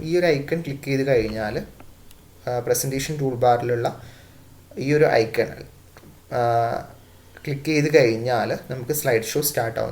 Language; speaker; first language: Malayalam; native; Malayalam